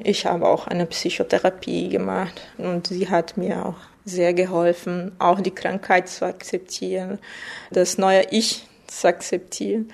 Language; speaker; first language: German; non-native, fluent; Portuguese